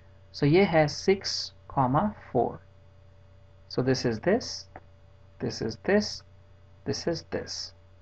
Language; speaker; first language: English; non-native, local second language; Hindi